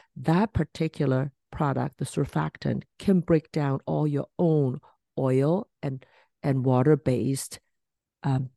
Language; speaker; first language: English; non-native, local second language; Cantonese